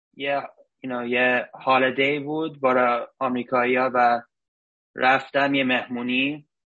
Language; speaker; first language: Persian; early bilingual, heritage; Persian